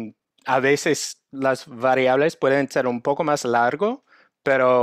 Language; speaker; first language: Spanish; non-native, fluent; English